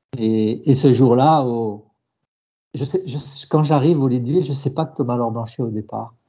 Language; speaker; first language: French; native; French